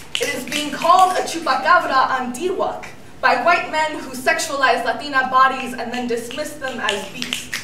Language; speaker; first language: English; early bilingual, other home language; Spanish